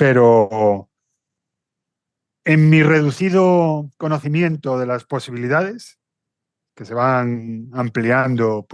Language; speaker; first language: Spanish; native; Spanish